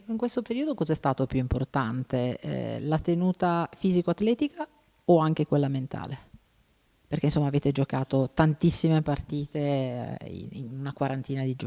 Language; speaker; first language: Italian; native; Italian